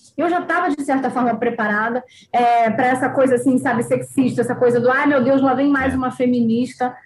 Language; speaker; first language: Portuguese; native; Portuguese